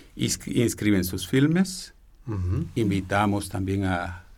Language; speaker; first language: Spanish; native; Spanish